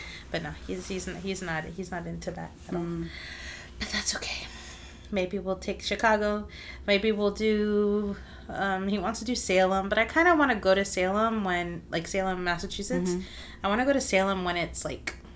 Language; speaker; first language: English; early bilingual, other home language; Spanish